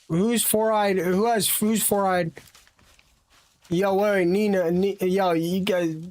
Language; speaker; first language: English; native; English